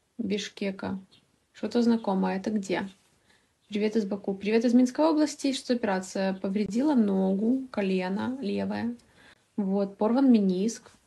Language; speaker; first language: Russian; native; Russian